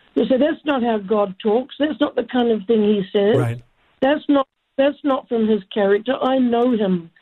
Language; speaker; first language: English; native; English